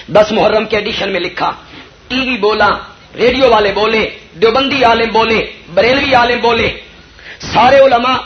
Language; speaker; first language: Urdu; non-native, local second language; Punjabi